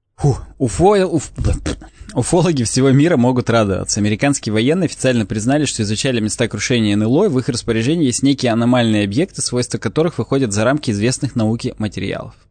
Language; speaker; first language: Russian; native; Russian